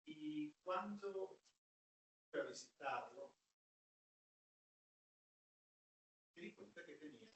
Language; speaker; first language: Spanish; non-native, fluent; Italian